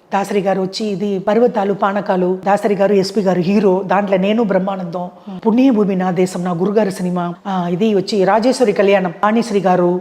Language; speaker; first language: Telugu; non-native, local second language; Tamil